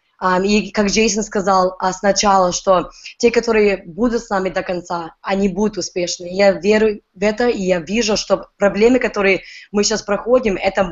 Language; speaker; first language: Russian; early bilingual, heritage; Russian